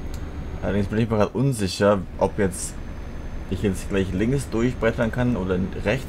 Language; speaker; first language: German; native; German